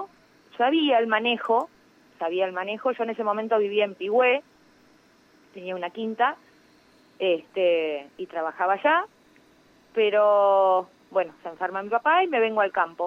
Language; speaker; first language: Spanish; native; Spanish